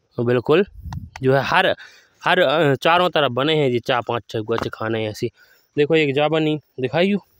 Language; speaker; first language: Hindi; native; Hindi